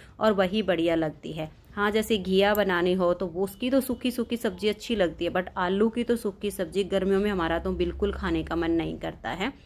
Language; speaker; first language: Hindi; native; Hindi